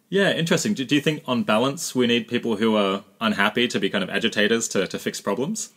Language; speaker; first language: English; native; English